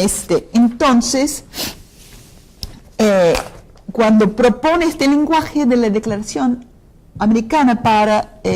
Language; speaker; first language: Spanish; non-native, fluent; English